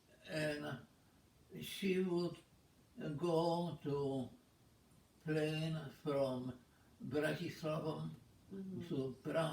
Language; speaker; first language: English; non-native, fluent; Czech